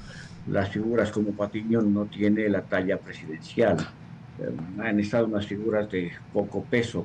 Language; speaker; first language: Spanish; native; Spanish